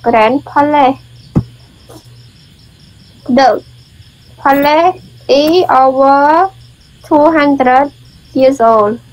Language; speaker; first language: English; non-native, learner; Khmer